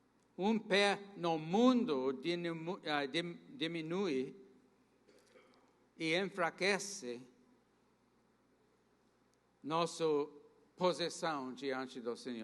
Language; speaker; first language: Portuguese; non-native, fluent; English